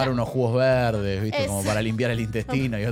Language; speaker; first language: Spanish; native; Spanish